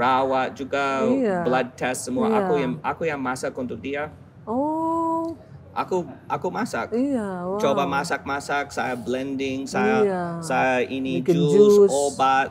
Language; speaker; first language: Indonesian; non-native, fluent; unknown